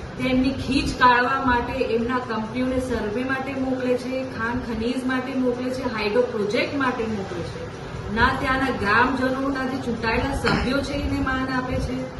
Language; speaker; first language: Gujarati; non-native, local second language; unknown